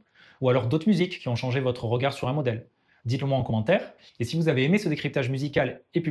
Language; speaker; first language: French; native; French